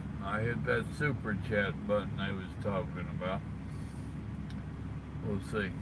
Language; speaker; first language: English; native; English